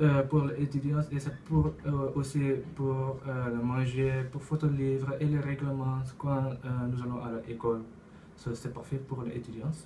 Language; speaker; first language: French; non-native, learner; Dutch